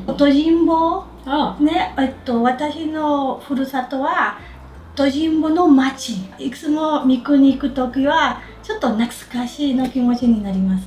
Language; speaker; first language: Japanese; non-native, learner; Spanish